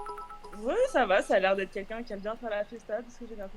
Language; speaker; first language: French; native; French